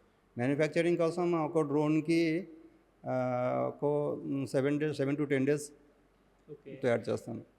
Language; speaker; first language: Telugu; non-native, local second language; Odia